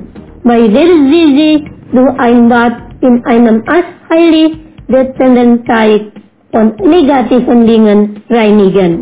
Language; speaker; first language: German; non-native, fluent; Indonesian